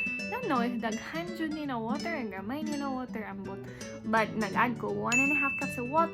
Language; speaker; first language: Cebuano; non-native, local second language; English